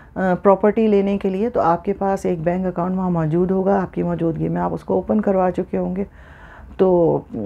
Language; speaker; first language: Urdu; native; Urdu